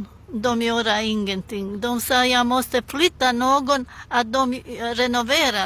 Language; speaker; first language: Swedish; non-native, learner; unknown